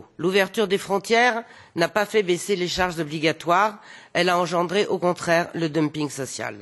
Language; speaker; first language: French; native; French